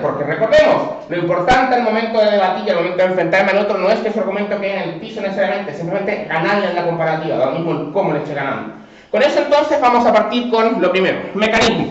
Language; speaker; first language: Spanish; native; Spanish